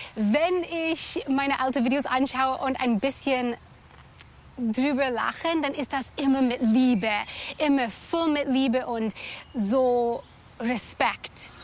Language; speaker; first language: German; non-native, fluent; English